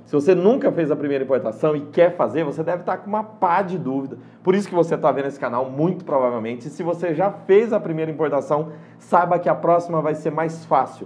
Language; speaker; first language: Portuguese; native; Portuguese